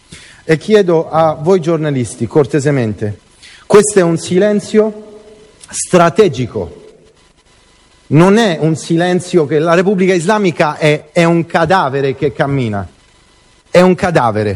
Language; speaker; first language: Italian; non-native, fluent; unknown